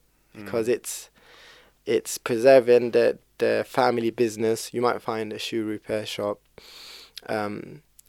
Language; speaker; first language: English; native; English